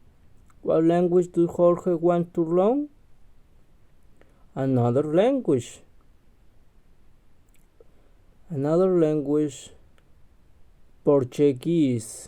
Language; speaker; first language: English; non-native, learner; Spanish